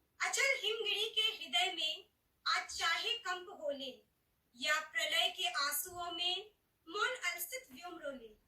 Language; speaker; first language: Hindi; non-native, local second language; Bangla